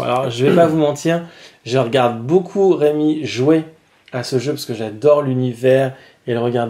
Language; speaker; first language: French; native; French